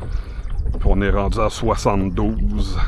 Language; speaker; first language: French; native; French